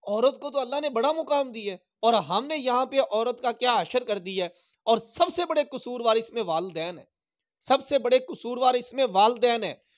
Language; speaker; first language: Urdu; non-native, local second language; Punjabi